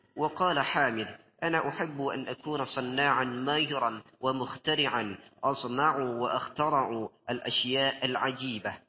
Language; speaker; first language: Arabic; non-native, learner; Indonesian